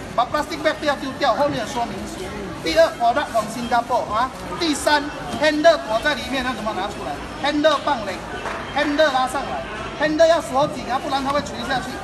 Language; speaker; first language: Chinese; non-native, local second language; Tamil